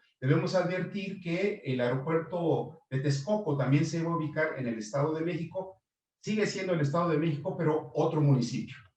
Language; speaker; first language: Spanish; native; Spanish